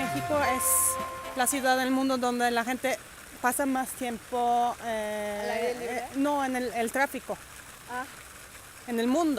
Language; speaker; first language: Spanish; non-native, fluent; Norwegian